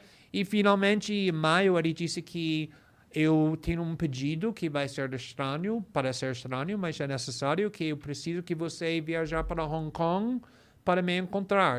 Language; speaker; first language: Portuguese; non-native, fluent; English